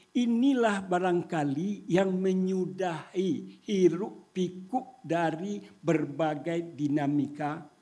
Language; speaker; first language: Indonesian; non-native, local second language; Minangkabau